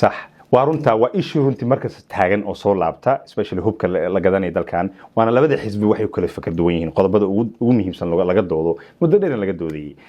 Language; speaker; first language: Somali; early bilingual, heritage; Somali